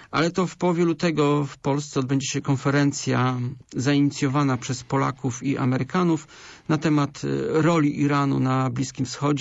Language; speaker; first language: Polish; native; Polish